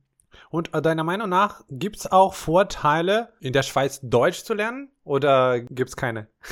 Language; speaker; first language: German; non-native, fluent; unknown